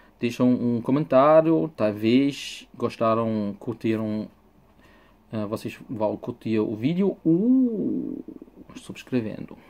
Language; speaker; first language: Portuguese; non-native, fluent; German